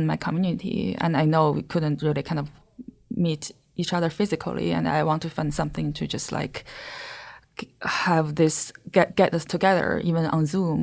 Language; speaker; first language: English; non-native, fluent; Chinese